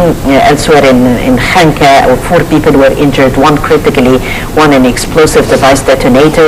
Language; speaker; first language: English; non-native, fluent; Arabic